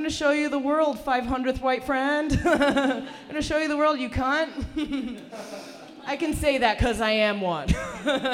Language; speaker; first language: English; early bilingual, other home language; Persian